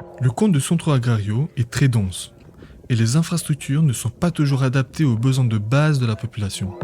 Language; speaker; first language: French; native; French